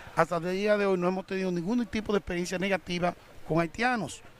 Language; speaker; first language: Spanish; native; Spanish